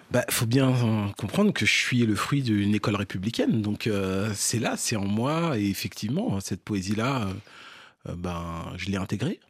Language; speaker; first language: French; early bilingual, other home language; Fon